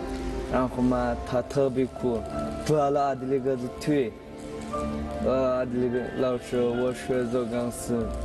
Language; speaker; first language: Chinese; non-native, local second language; Uyghur